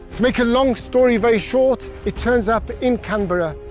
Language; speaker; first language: English; native; English